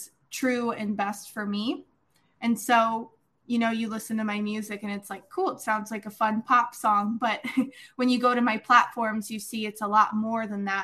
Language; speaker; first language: English; native; English